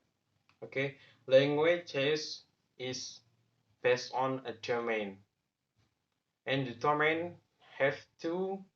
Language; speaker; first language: English; non-native, learner; Javanese